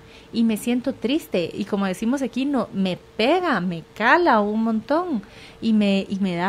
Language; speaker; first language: Spanish; native; Spanish